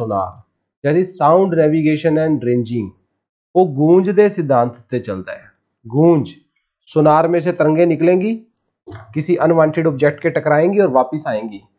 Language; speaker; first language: Hindi; non-native, local second language; Punjabi